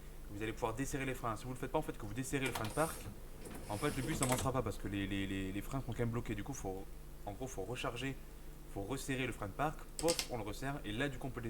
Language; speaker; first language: French; native; French